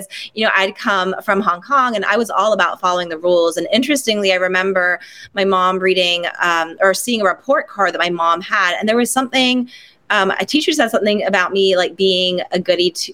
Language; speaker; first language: English; non-native, local second language; Cantonese